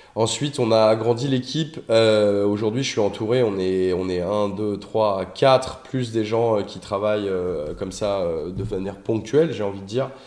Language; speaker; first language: French; native; French